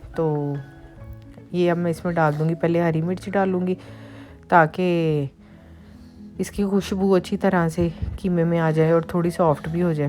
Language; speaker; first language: Urdu; native; Urdu